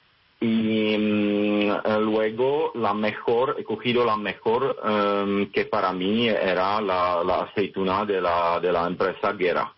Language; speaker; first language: Spanish; non-native, fluent; Czech